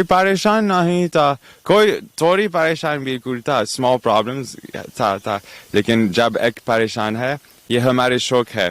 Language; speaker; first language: Hindi; non-native, learner; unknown